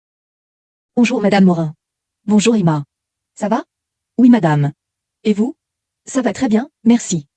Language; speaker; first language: French; non-native, learner; Indonesian